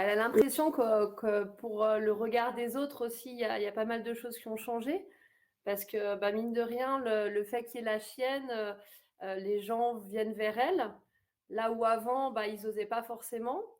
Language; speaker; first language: French; native; French